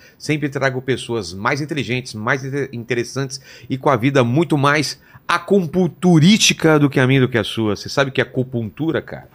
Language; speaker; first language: Portuguese; native; Portuguese